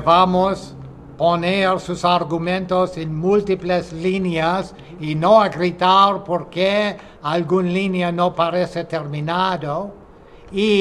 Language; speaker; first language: Spanish; non-native, fluent; English